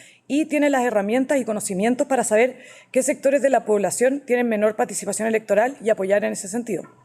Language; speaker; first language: Spanish; native; Spanish